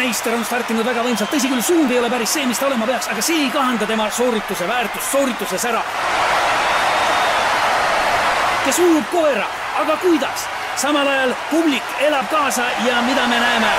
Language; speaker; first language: Estonian; native; Estonian